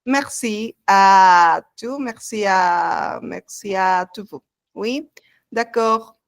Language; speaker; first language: French; non-native, fluent; Spanish